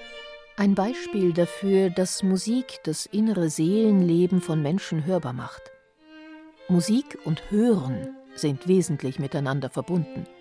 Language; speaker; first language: German; native; German